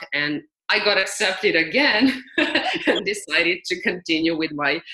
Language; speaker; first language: English; non-native, fluent; Serbian